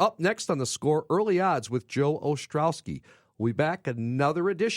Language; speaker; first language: English; native; English